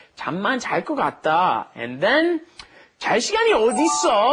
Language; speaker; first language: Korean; non-native, fluent; English